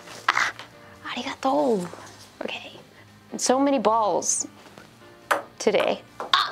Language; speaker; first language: English; native; English